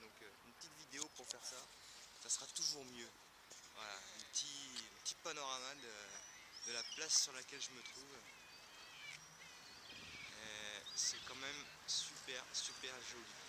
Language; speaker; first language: French; native; French